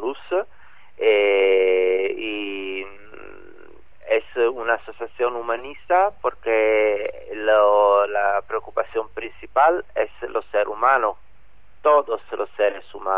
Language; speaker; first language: Spanish; non-native, learner; Italian